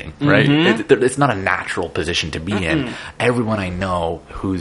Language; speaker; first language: English; native; English